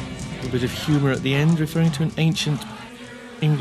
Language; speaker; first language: English; native; English